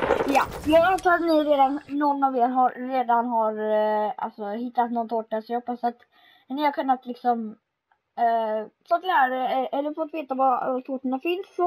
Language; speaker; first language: Swedish; native; Swedish